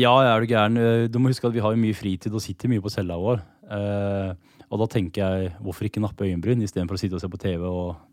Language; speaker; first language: Norwegian; native; Norwegian